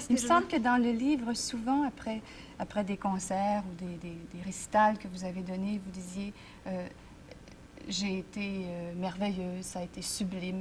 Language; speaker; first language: French; native; French